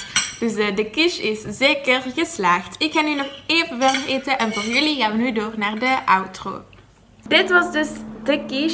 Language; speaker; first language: Dutch; native; Dutch